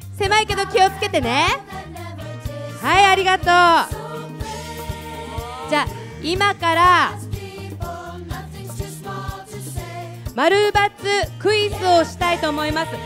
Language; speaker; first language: Japanese; native; Japanese